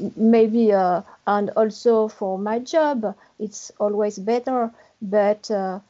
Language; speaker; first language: English; non-native, learner; French